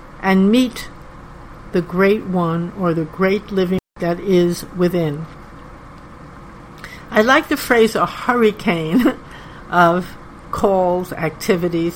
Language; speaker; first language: English; native; English